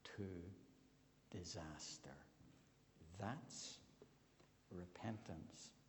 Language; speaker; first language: English; native; English